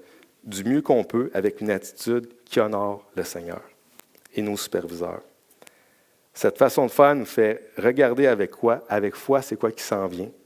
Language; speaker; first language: French; native; French